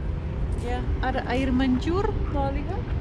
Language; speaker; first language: Indonesian; non-native, learner; English